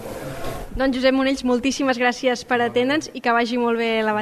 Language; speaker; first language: Catalan; native; Catalan